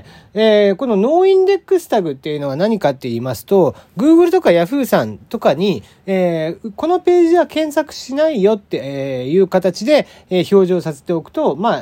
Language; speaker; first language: Japanese; native; Japanese